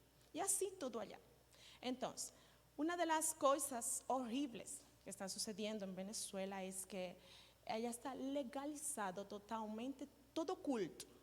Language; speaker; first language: Portuguese; non-native, learner; Spanish